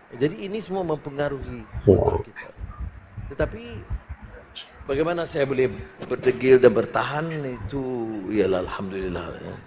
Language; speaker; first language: Malay; native; Malay